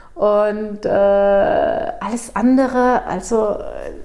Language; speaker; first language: German; non-native, fluent; Portuguese